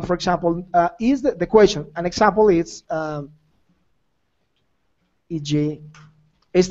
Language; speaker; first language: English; non-native, fluent; Spanish